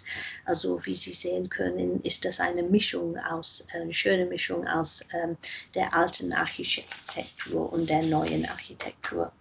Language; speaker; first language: German; non-native, fluent; English